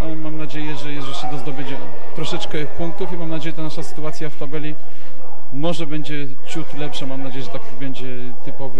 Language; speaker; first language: Polish; native; Polish